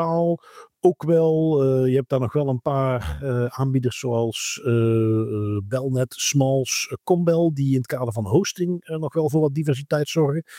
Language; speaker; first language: Dutch; native; Dutch